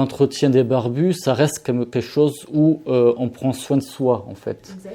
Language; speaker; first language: French; native; French